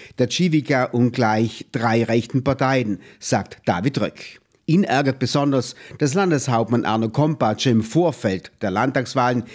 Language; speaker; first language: German; native; German